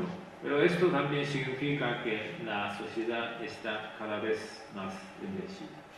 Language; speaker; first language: Spanish; non-native, fluent; Japanese